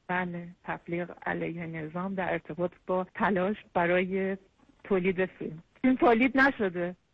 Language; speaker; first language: Persian; native; Persian